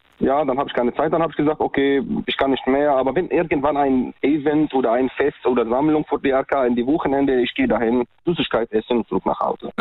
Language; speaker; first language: German; non-native, learner; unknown